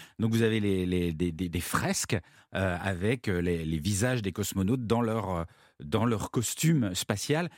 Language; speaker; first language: French; native; French